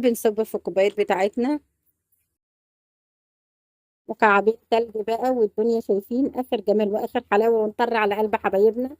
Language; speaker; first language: Arabic; native; Arabic